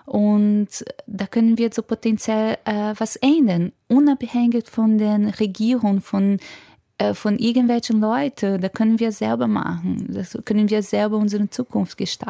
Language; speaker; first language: German; non-native, fluent; Portuguese